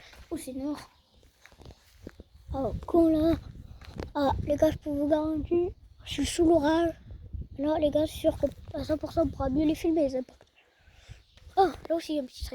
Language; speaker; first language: French; native; French